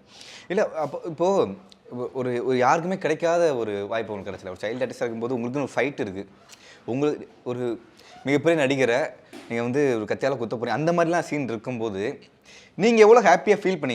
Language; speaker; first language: Tamil; native; Tamil